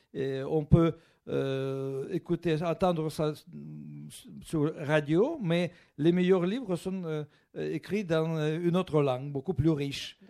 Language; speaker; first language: French; non-native, fluent; Russian